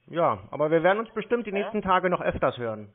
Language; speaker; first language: German; native; German